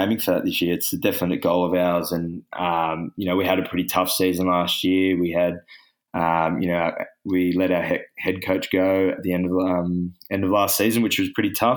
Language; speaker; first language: English; native; English